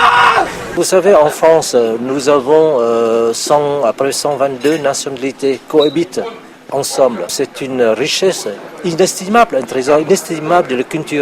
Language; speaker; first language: French; non-native, fluent; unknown